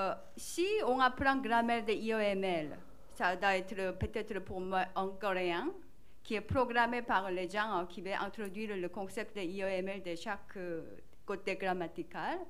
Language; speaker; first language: French; non-native, learner; Korean